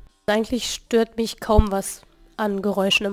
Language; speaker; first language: German; native; German